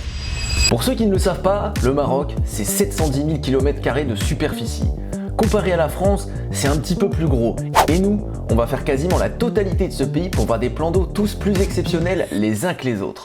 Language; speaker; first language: French; native; French